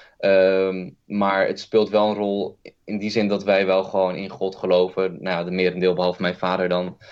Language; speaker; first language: Dutch; early bilingual, other home language; Kurdish